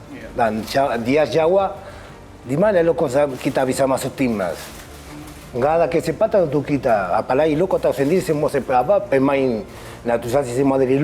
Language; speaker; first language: Indonesian; non-native, fluent; Spanish